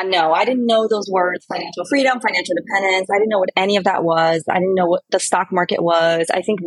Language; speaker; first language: English; native; English